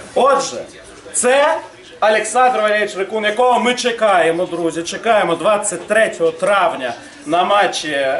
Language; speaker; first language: Ukrainian; native; Ukrainian